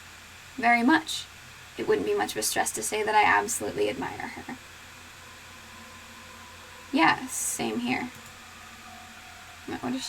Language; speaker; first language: English; native; English